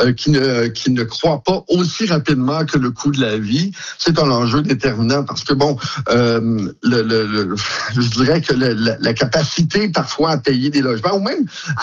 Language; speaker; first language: French; native; French